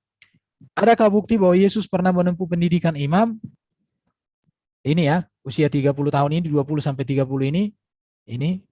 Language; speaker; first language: Indonesian; native; Indonesian